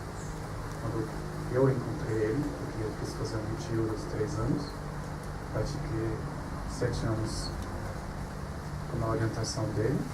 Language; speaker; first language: Portuguese; non-native, fluent; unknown